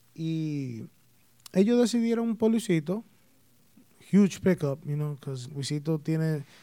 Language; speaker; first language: Spanish; early bilingual, heritage; Spanish